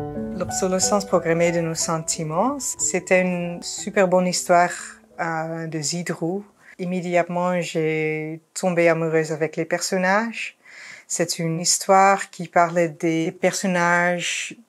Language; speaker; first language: French; non-native, fluent; Dutch